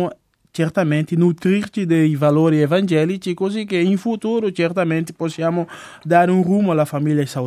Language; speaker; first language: Italian; non-native, fluent; Portuguese